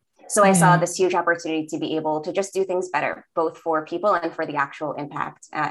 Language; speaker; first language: English; native; English